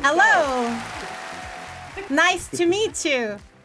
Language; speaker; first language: English; non-native, learner; Italian